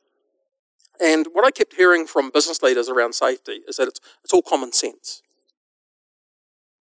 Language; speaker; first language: English; native; English